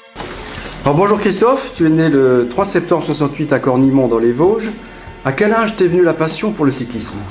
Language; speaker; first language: French; native; French